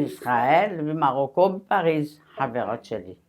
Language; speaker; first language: Hebrew; non-native, learner; French